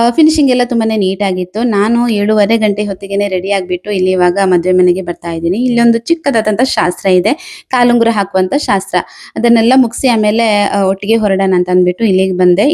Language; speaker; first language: Kannada; non-native, local second language; Tulu